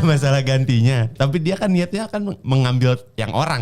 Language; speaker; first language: Indonesian; native; Indonesian